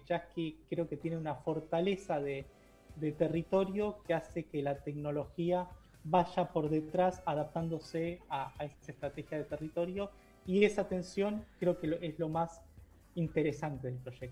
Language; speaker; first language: Spanish; native; Spanish